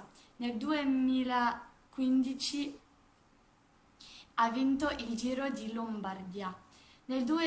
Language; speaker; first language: Italian; non-native, learner; French